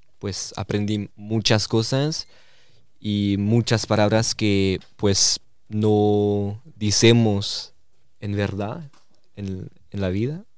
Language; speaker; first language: Spanish; early bilingual, heritage; Spanish